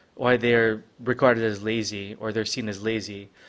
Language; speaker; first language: English; non-native, local second language; Filipino